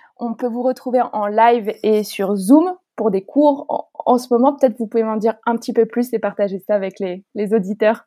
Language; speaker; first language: French; native; French